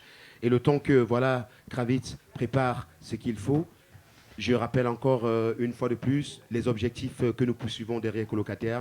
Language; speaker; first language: French; native; French